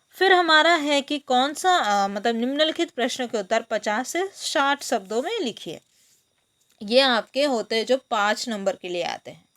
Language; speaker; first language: Hindi; non-native, local second language; Bangla